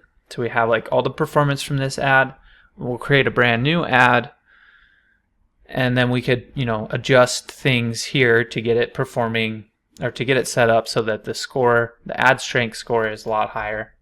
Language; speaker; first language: English; native; English